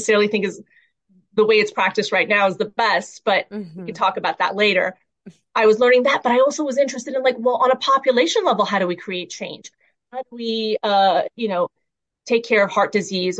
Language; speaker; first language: English; early bilingual, other home language; Persian